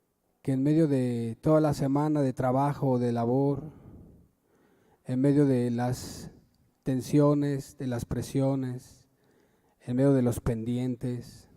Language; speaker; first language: Spanish; native; Spanish